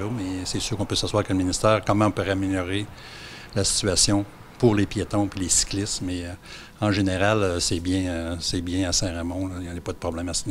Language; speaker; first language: French; native; French